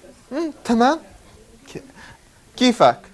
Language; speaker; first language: Arabic; native; Arabic